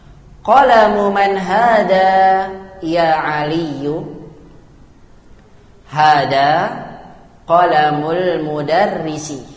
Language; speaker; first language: Arabic; non-native, fluent; Indonesian